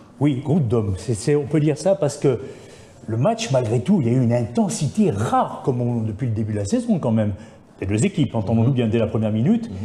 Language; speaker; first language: French; native; French